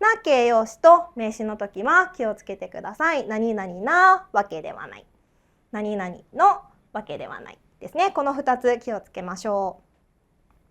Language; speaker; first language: Japanese; non-native, fluent; Chinese